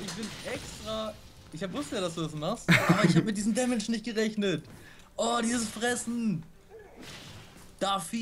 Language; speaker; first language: German; native; German